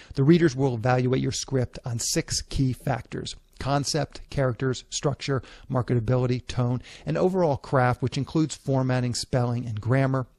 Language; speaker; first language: English; native; English